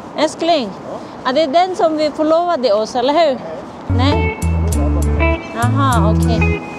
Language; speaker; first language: Swedish; non-native, learner; Filipino